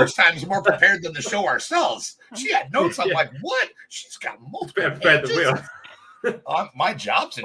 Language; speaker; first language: English; native; English